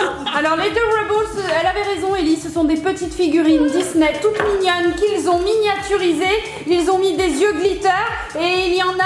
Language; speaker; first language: French; native; French